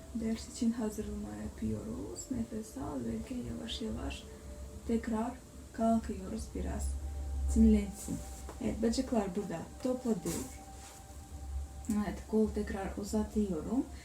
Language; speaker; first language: Turkish; non-native, learner; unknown